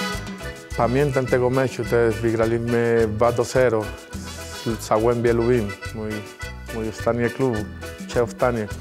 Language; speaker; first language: Polish; non-native, fluent; Spanish